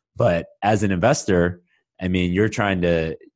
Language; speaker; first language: English; native; English